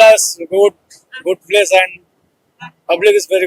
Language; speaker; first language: English; non-native, learner; Hindi